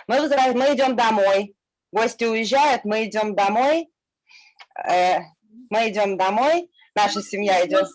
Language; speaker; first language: Russian; native; Russian